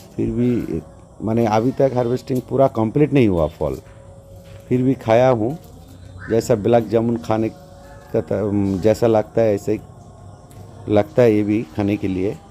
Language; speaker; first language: Hindi; non-native, local second language; Bangla